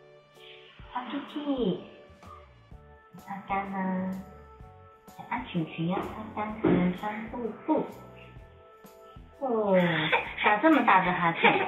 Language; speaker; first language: Chinese; native; Chinese